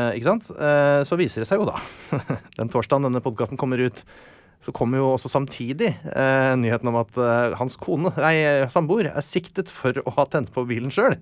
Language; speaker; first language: Norwegian; native; Norwegian